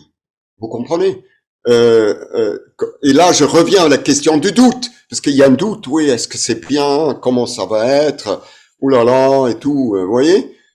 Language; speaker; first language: French; non-native, fluent; German